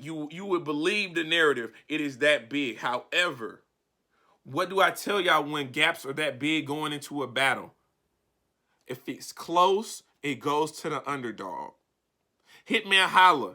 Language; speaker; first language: English; native; English